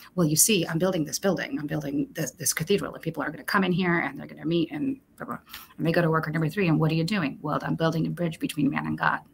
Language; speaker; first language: English; early bilingual, other home language; Romanian